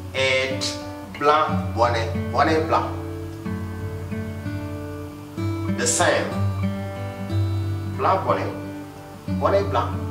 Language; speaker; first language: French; non-native, fluent; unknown